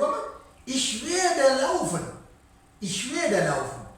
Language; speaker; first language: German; non-native, fluent; Sinhala